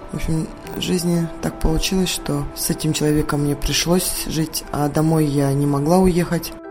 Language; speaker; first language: Russian; non-native, local second language; Kazakh